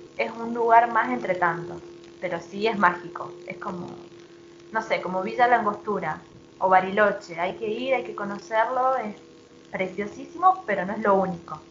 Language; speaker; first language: Spanish; native; Spanish